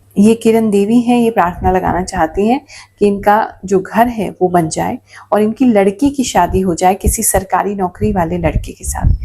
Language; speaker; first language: Hindi; native; Hindi